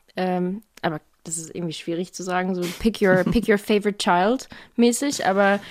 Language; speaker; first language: German; native; German